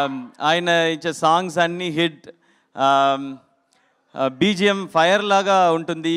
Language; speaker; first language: Telugu; non-native, learner; Tamil